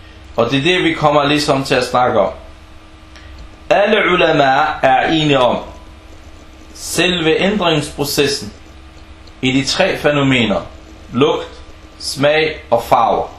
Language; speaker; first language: Danish; early bilingual, other home language; Arabic